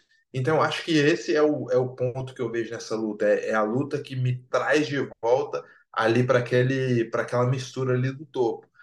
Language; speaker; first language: Portuguese; native; Portuguese